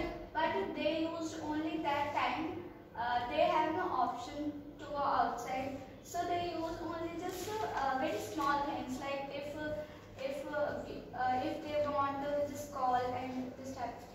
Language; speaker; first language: English; non-native, learner; Hindi